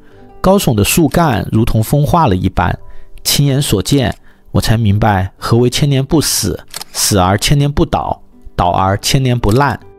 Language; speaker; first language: Chinese; native; Chinese